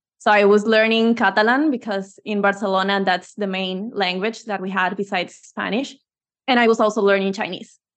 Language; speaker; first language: English; non-native, fluent; Spanish